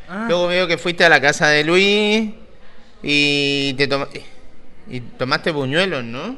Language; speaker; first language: Spanish; native; Spanish